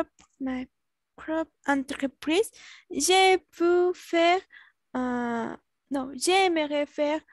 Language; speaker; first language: French; non-native, learner; Spanish